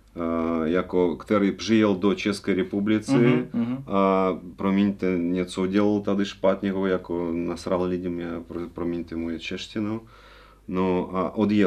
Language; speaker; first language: Czech; non-native, learner; Russian